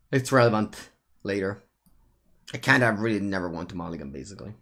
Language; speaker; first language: English; non-native, fluent; Italian